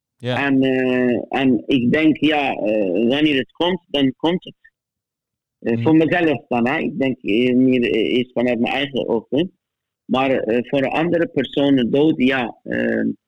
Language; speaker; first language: Dutch; non-native, fluent; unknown